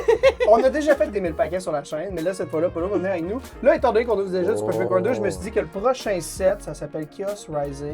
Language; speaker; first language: French; native; French